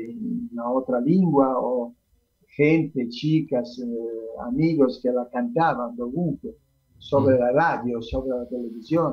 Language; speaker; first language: Spanish; non-native, fluent; Italian